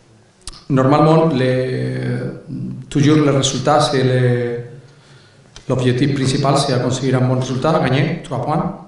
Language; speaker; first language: French; non-native, learner; Spanish